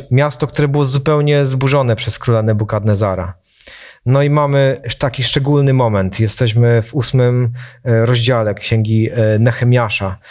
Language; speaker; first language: Polish; native; Polish